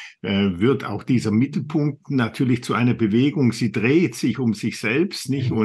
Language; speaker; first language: German; native; German